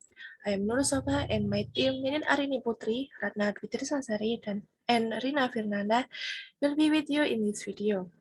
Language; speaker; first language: English; non-native, fluent; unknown